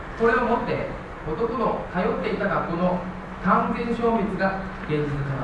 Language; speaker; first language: Japanese; non-native, fluent; Chinese